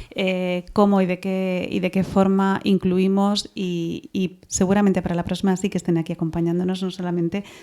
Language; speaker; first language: Spanish; native; Spanish